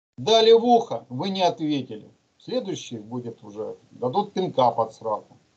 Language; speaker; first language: Russian; native; Russian